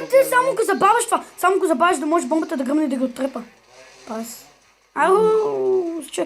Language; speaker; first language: Bulgarian; native; Bulgarian